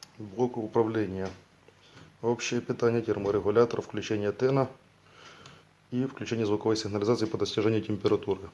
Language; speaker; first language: Russian; native; Russian